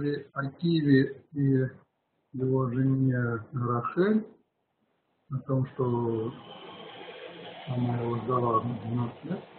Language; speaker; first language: Russian; native; Russian